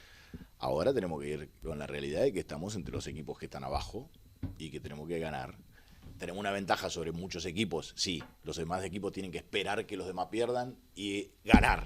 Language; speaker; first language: Spanish; native; Spanish